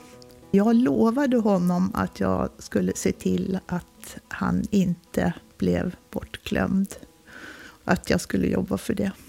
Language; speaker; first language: Swedish; native; Swedish